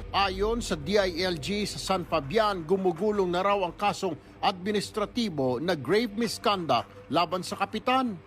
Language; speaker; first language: Filipino; native; Filipino